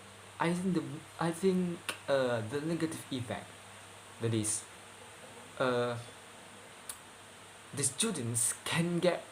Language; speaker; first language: English; non-native, learner; Indonesian